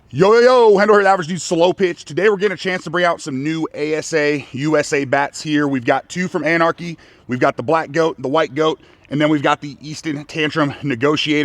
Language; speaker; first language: English; native; English